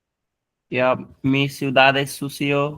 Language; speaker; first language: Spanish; non-native, learner; Hindi